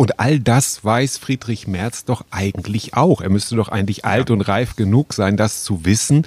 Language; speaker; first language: German; native; German